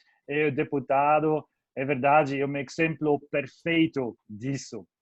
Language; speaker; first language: Portuguese; non-native, fluent; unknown